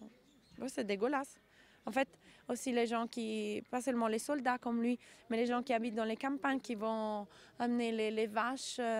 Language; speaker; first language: French; non-native, local second language; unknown